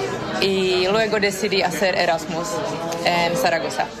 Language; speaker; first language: Spanish; non-native, fluent; Czech